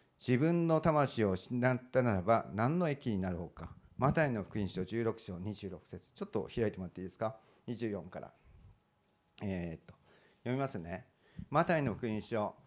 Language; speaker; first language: Japanese; native; Japanese